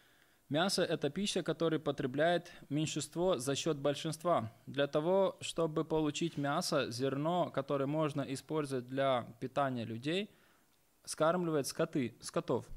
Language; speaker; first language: Russian; native; Russian